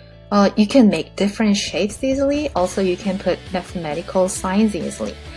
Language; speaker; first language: English; non-native, fluent; Korean